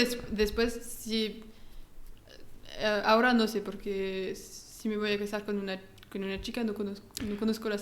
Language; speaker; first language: Spanish; non-native, learner; French